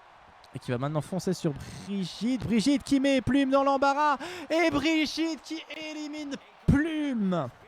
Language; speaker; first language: French; native; French